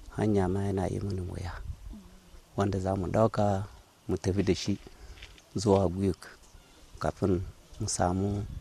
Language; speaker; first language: Hausa; non-native, local second language; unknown